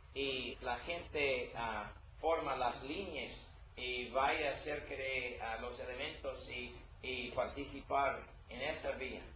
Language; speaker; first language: Spanish; non-native, learner; English